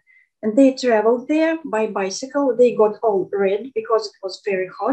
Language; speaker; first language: English; non-native, fluent; Russian